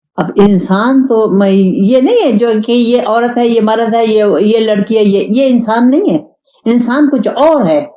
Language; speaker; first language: Urdu; non-native, local second language; Pashto